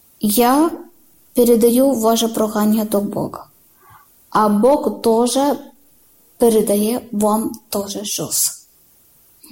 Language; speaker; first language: Ukrainian; non-native, learner; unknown